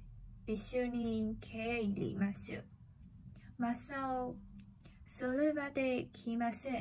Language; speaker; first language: Japanese; non-native, learner; Chinese